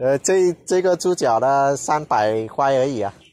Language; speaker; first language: Chinese; non-native, learner; Vietnamese